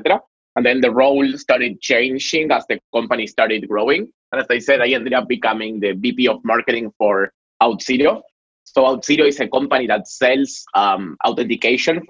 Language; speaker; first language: English; non-native, fluent; Spanish